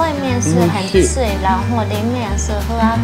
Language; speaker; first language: Chinese; non-native, fluent; Japanese